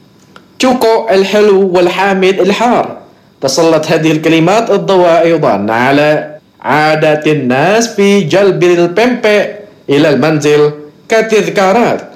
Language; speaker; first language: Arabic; non-native, fluent; Indonesian